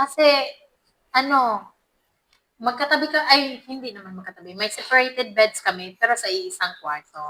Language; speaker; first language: Filipino; non-native, local second language; Cebuano